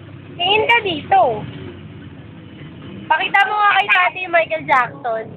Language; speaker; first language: Filipino; native; Filipino